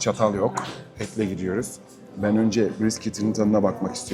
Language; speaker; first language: Turkish; native; Turkish